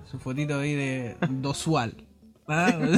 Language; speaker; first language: Spanish; native; Spanish